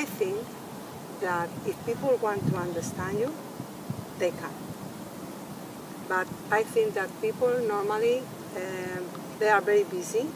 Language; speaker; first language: English; non-native, fluent; Spanish